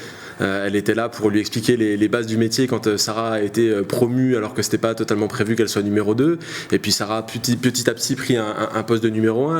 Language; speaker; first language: French; native; French